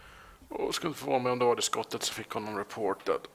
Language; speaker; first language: Swedish; native; Swedish